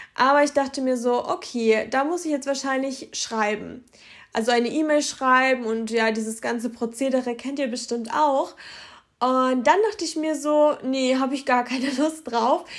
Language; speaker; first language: German; early bilingual, other home language; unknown